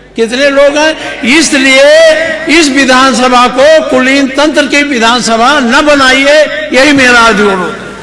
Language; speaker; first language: Hindi; native; Hindi